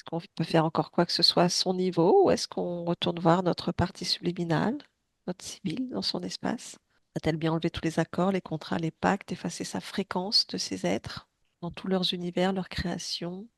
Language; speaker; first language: French; native; French